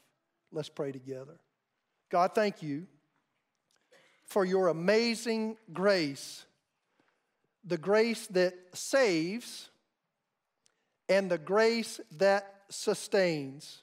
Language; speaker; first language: English; native; English